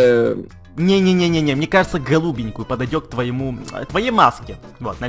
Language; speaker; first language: Russian; native; Russian